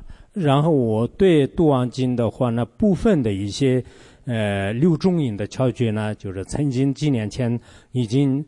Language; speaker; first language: Chinese; non-native, local second language; Tibetan